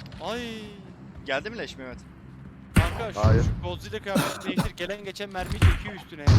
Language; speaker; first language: Turkish; native; Turkish